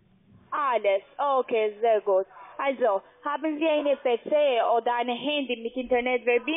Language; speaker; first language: German; non-native, learner; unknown